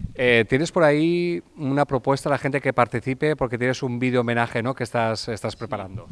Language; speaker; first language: Spanish; non-native, local second language; Catalan